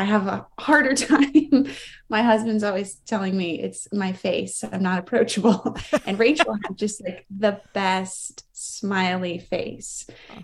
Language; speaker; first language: English; native; English